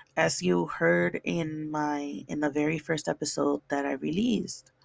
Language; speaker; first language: English; native; English